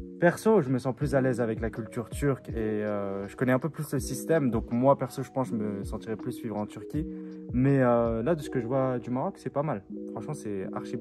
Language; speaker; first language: French; early bilingual, other home language; Turkish